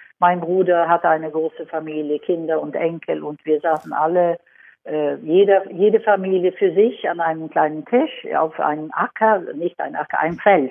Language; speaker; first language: German; non-native, fluent; Swedish